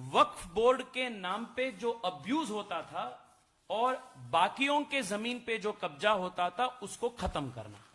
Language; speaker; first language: Hindi; non-native, local second language; Kannada